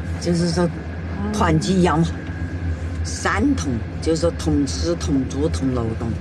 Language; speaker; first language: Chinese; native; Chinese